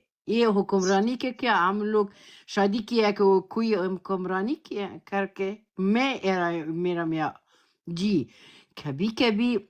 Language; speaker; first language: Hindi; non-native, learner; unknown